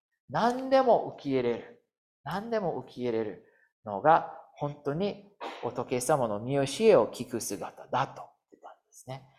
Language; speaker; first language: Japanese; non-native, fluent; English